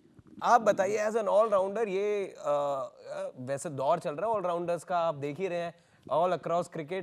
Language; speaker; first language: Hindi; native; Hindi